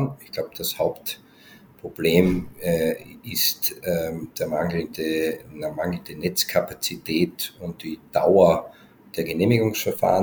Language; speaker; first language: German; native; German